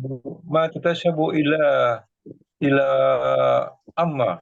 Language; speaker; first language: Arabic; non-native, learner; Indonesian